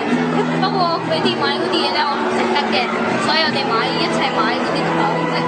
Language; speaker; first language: Cantonese; non-native, learner; Urdu